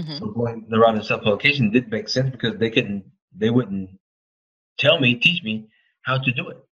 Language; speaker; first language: English; native; English